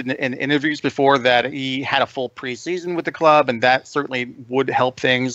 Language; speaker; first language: English; native; English